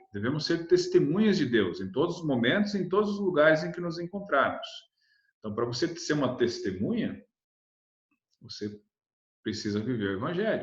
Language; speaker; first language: Portuguese; native; Portuguese